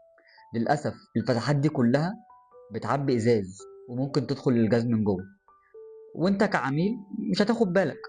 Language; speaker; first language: Arabic; native; Arabic